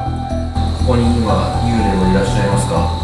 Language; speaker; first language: Japanese; non-native, learner; Filipino